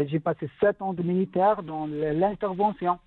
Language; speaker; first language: French; non-native, local second language; Arabic